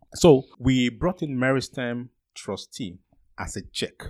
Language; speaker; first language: English; non-native, local second language; Yoruba